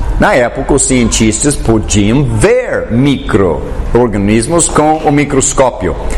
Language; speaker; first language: Portuguese; non-native, fluent; English